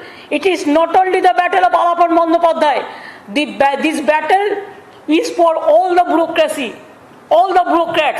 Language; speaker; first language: English; non-native, local second language; Bangla